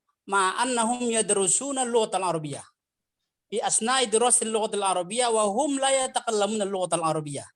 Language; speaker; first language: Arabic; non-native, fluent; Indonesian